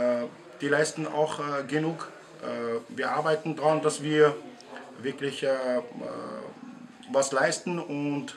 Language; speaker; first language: German; early bilingual, other home language; Arabic